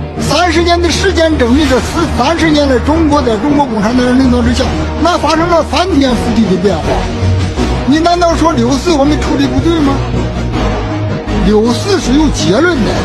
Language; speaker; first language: Chinese; native; Chinese